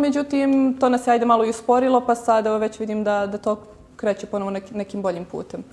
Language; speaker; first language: Croatian; native; Croatian